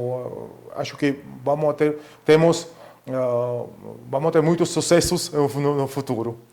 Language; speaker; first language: Portuguese; non-native, fluent; Georgian